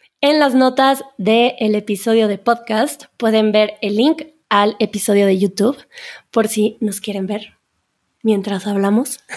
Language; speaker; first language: Spanish; native; Spanish